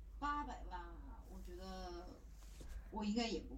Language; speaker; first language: Chinese; non-native, learner; Japanese